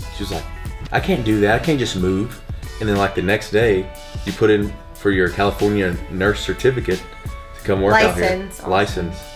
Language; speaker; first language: English; native; English